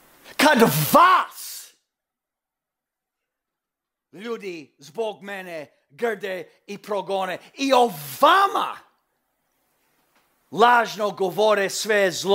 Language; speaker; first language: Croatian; early bilingual, heritage; Croatian